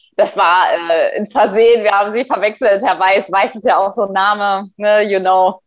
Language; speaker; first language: German; native; German